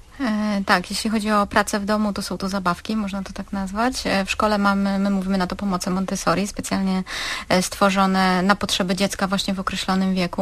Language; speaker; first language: Polish; native; Polish